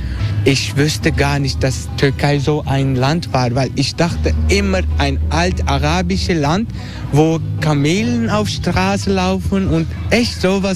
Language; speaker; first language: German; non-native, learner; Turkish